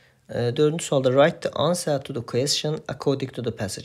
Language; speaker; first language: English; non-native, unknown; Azerbaijani